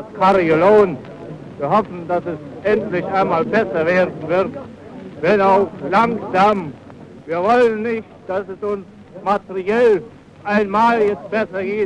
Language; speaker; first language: German; native; German